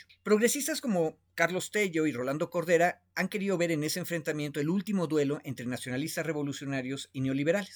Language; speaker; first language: Spanish; native; Spanish